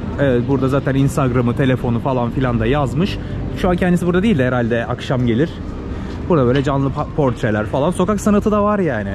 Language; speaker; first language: Turkish; native; Turkish